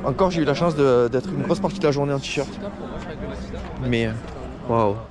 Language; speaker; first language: French; native; French